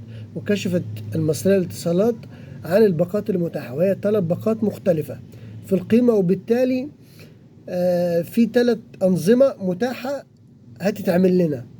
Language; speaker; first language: Arabic; native; Arabic